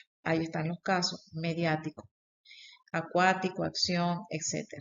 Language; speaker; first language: Spanish; native; Spanish